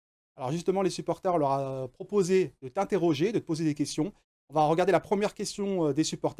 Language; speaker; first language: French; native; French